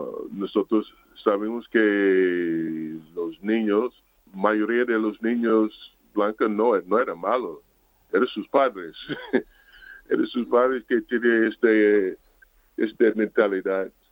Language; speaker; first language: Spanish; non-native, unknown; English